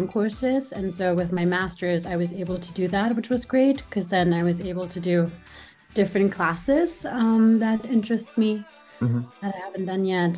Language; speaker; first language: English; non-native, fluent; German